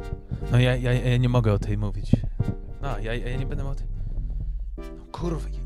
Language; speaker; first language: Polish; early bilingual, heritage; English